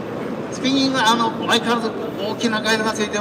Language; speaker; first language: Japanese; native; Japanese